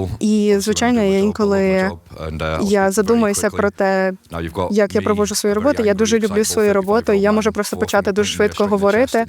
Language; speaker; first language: Ukrainian; early bilingual, heritage; English